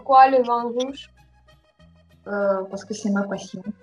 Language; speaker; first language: French; non-native, learner; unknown